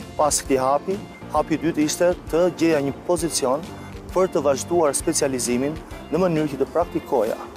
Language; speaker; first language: Albanian; native; Albanian